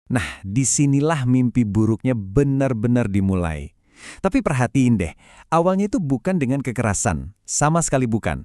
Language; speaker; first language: Indonesian; native; Indonesian